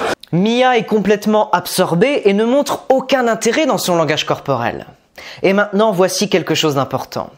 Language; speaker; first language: French; native; French